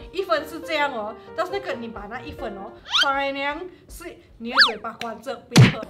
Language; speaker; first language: Chinese; non-native, local second language; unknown